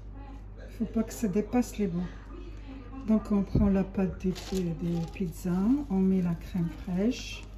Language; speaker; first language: French; non-native, fluent; Arabic